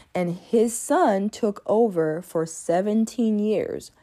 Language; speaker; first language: English; early bilingual, other home language; French